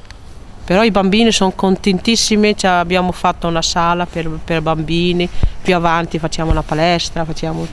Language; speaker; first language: Italian; non-native, fluent; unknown